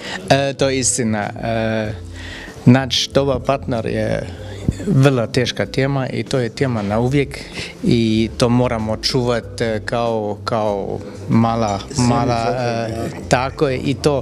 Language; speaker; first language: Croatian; non-native, learner; German